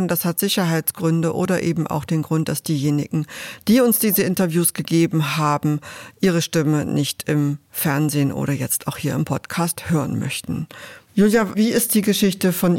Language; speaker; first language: German; native; German